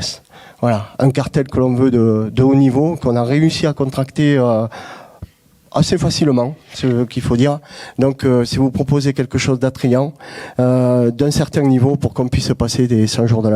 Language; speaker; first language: French; native; French